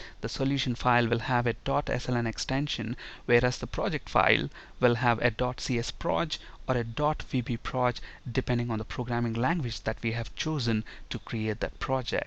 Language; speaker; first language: English; non-native, local second language; Telugu